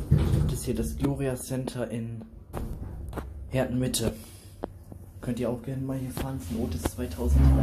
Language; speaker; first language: German; native; German